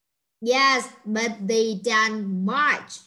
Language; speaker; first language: English; non-native, learner; Vietnamese